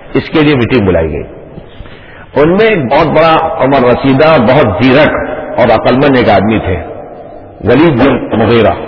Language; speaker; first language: Urdu; non-native, local second language; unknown